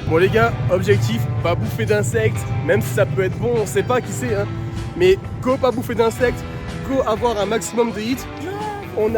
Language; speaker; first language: French; native; French